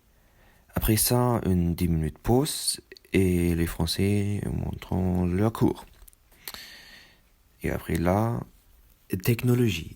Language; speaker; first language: French; non-native, learner; German